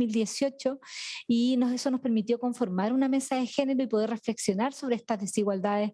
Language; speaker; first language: Spanish; native; Spanish